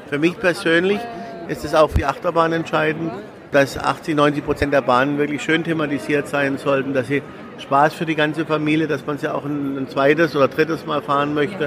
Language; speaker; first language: German; native; German